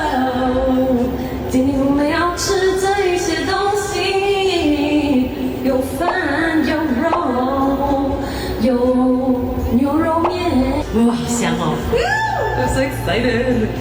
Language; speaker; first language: Chinese; non-native, fluent; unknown